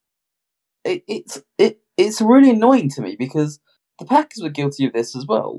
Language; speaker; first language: English; native; English